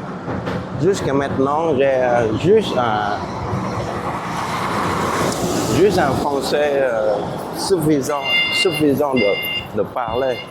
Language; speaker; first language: French; non-native, fluent; Vietnamese